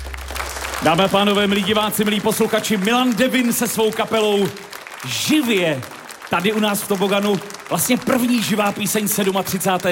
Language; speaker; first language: Czech; native; Czech